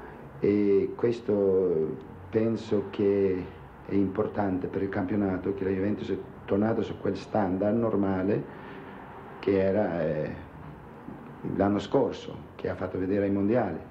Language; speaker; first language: Italian; non-native, fluent; Swedish